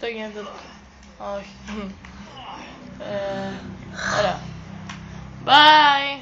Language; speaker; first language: Greek; native; Greek